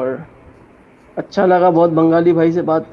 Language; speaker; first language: Hindi; non-native, fluent; Urdu